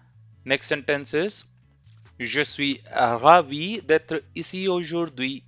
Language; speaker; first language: French; non-native, fluent; Hindi